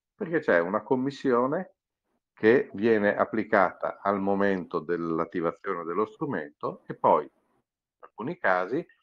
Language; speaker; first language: Italian; native; Italian